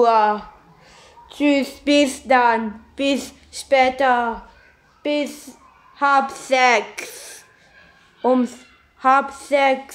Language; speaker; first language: German; non-native, learner; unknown